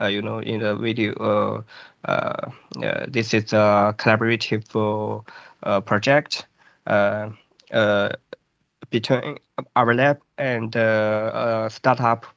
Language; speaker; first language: English; non-native, fluent; Chinese